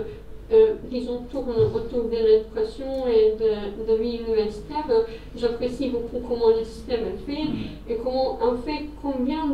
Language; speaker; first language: French; non-native, fluent; Serbian